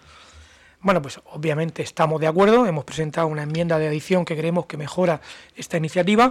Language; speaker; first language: Spanish; native; Spanish